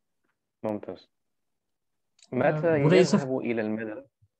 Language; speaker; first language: Arabic; non-native, fluent; German